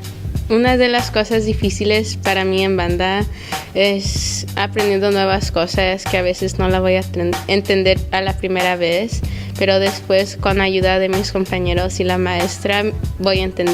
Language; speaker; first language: Spanish; early bilingual, other home language; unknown